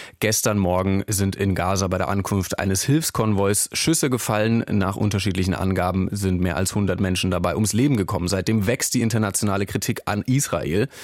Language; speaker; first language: German; native; German